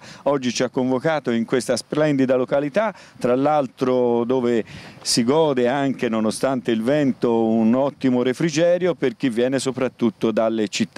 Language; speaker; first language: Italian; native; Italian